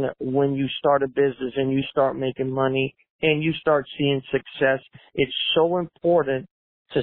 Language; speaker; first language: English; native; English